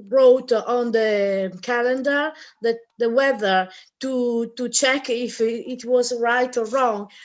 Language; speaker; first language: English; non-native, learner; Italian